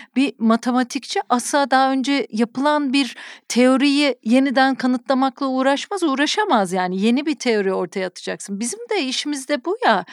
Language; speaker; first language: Turkish; native; Turkish